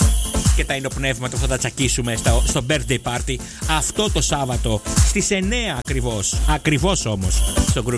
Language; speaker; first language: Greek; native; Greek